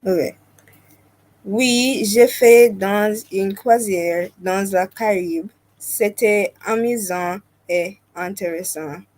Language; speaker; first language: French; non-native, learner; English